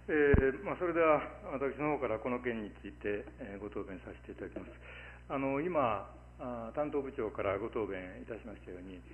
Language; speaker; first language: Japanese; native; Japanese